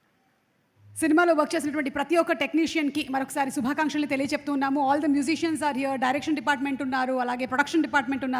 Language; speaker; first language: Telugu; native; Telugu